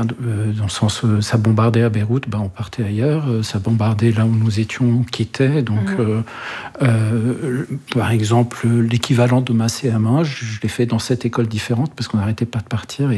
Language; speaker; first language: French; early bilingual, other home language; Arabic